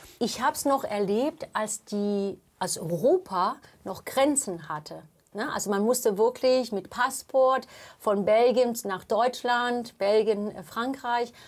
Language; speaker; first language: German; non-native, fluent; English